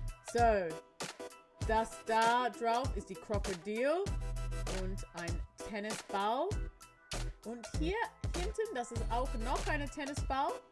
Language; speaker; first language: German; non-native, learner; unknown